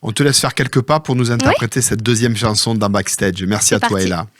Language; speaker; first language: French; native; French